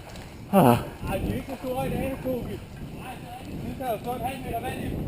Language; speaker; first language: Danish; native; Danish